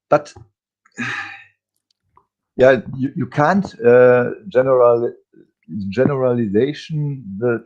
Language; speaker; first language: English; non-native, fluent; German